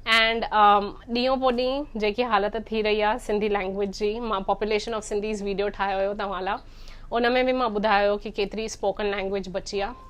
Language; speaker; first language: Sindhi; early bilingual, heritage; Sindhi